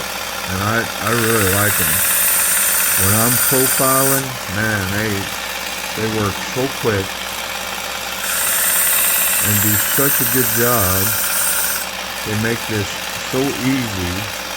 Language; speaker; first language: English; native; English